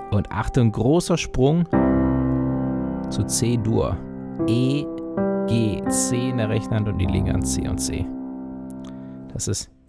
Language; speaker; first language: German; native; German